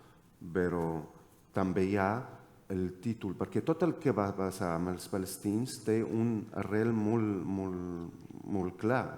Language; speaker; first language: Catalan; non-native, fluent; Arabic